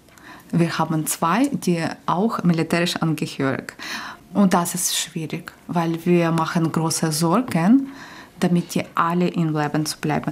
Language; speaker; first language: German; non-native, learner; Ukrainian